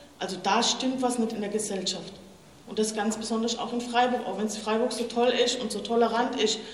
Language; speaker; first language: German; native; German